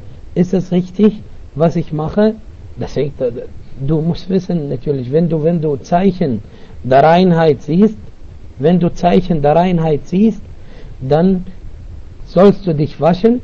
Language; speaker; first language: German; non-native, fluent; Arabic